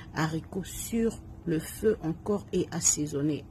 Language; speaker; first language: French; non-native, local second language; Lingala